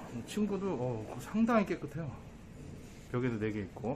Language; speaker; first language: Korean; native; Korean